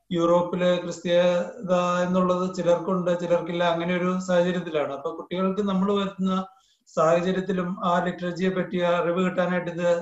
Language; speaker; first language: Malayalam; native; Malayalam